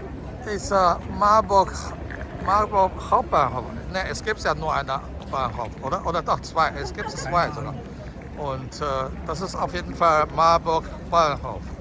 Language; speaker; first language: German; non-native, fluent; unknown